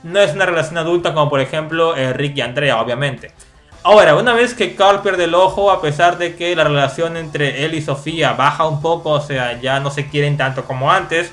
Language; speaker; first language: Spanish; native; Spanish